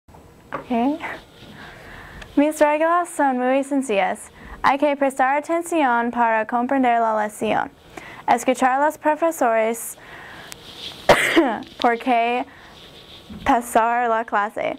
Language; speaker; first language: Spanish; non-native, learner; English